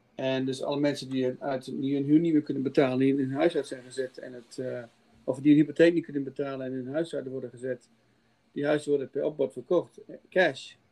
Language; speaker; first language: Dutch; native; Dutch